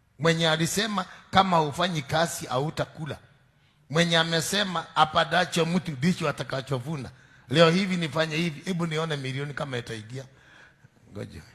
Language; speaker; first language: Swahili; non-native, local second language; Kikuyu